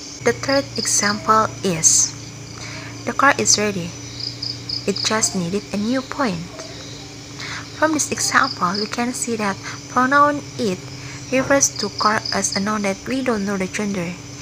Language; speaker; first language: English; non-native, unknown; Indonesian